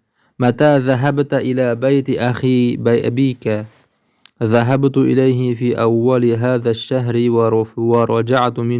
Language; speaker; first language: Arabic; non-native, fluent; Uzbek